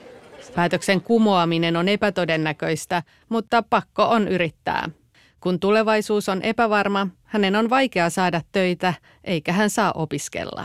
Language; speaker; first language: Finnish; native; Finnish